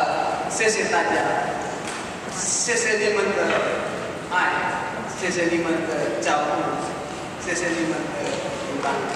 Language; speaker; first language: Chinese; non-native, fluent; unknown